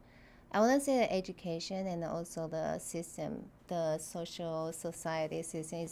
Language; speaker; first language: English; non-native, fluent; Chinese